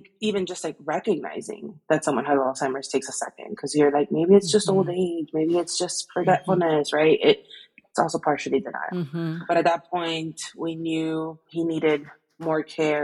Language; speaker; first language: English; native; English